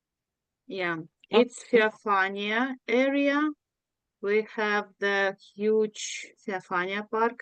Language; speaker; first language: English; non-native, learner; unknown